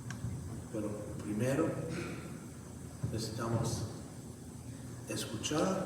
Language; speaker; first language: Spanish; non-native, fluent; English